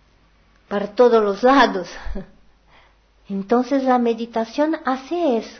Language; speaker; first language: Portuguese; non-native, learner; Spanish